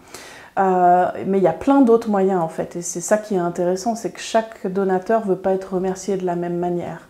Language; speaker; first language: French; native; French